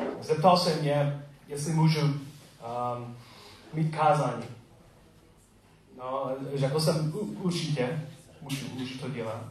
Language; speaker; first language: Czech; non-native, learner; English